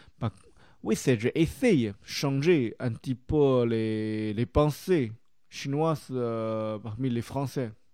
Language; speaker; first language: French; non-native, learner; Chinese